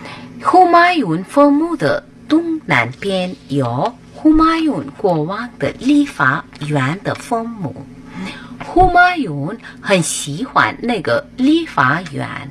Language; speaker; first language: Chinese; non-native, fluent; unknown